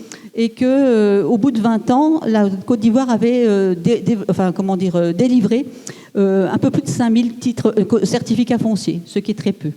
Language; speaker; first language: French; native; French